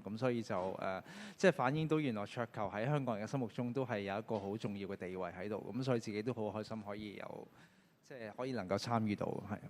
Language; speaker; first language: Cantonese; native; Cantonese